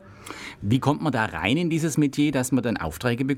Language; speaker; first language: German; native; German